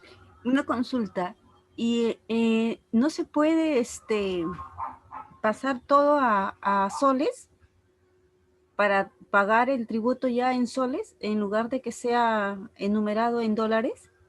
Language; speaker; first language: Spanish; native; Spanish